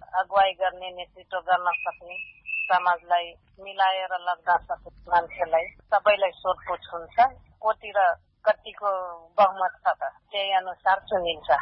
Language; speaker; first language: Nepali; non-native, local second language; Dangaura Tharu